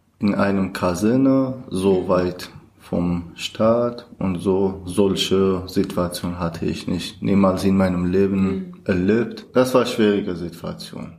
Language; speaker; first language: German; non-native, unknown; Kurdish